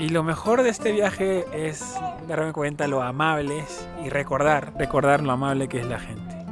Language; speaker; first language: Spanish; native; Spanish